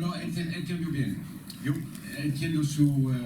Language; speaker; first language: Spanish; non-native, learner; Dutch